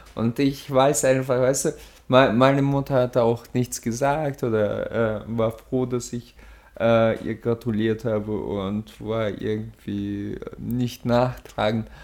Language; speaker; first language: German; early bilingual, other home language; Russian